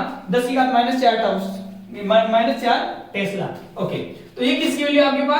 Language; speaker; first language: Hindi; native; Hindi